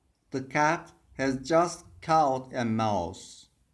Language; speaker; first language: English; non-native, fluent; Turkish